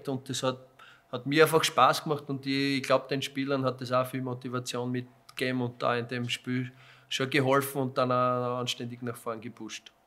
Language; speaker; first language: German; native; German